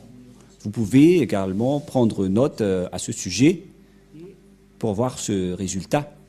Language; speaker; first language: French; non-native, local second language; Malagasy